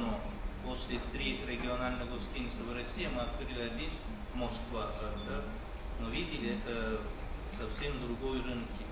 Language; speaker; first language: Russian; non-native, fluent; Turkish